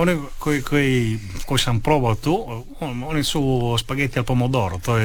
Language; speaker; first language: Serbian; non-native, fluent; Italian